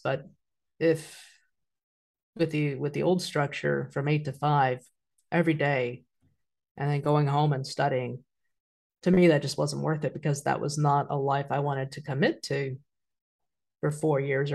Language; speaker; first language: English; native; English